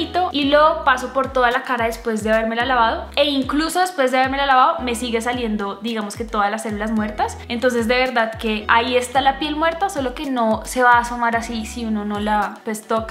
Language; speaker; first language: Spanish; native; Spanish